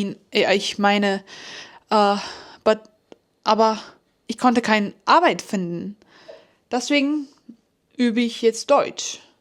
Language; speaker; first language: German; early bilingual, heritage; English